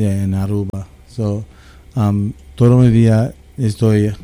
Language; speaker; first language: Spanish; early bilingual, heritage; English